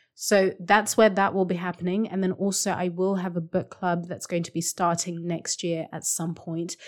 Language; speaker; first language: English; non-native, local second language; Shona